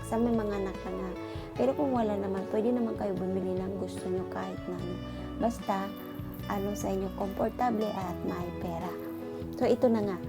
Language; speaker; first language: Filipino; non-native, local second language; Cebuano